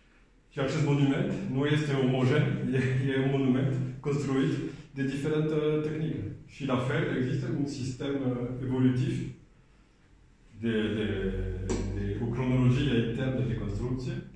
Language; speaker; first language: Romanian; non-native, learner; French